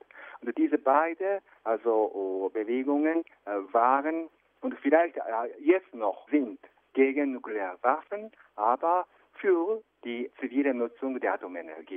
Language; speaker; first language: German; non-native, fluent; Japanese